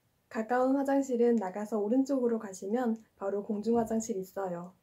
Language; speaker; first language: Korean; non-native, fluent; Chinese